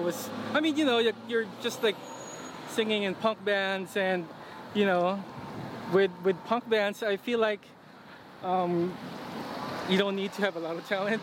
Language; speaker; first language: English; non-native, local second language; Filipino